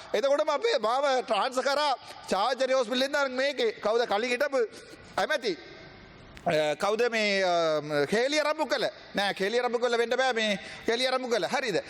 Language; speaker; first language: Sinhala; non-native, local second language; Tamil